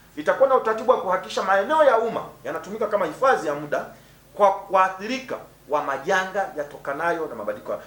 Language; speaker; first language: Swahili; native; Swahili